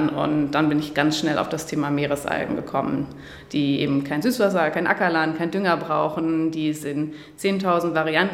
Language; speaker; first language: German; native; German